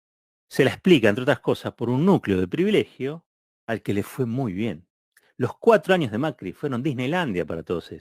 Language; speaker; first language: Spanish; native; Spanish